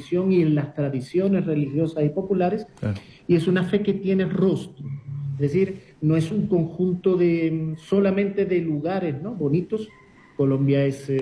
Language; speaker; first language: Spanish; native; Spanish